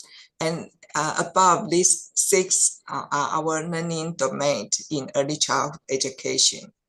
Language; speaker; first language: English; non-native, fluent; Chinese